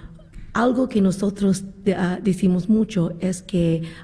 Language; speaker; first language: Spanish; non-native, learner; English